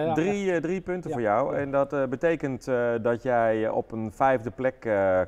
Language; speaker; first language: Dutch; native; Dutch